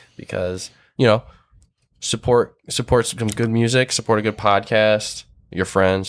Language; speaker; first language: English; native; English